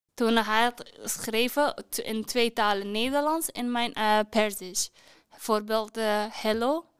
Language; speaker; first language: Dutch; non-native, learner; Persian